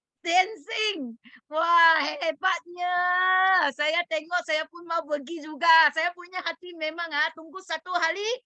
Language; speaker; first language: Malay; non-native, learner; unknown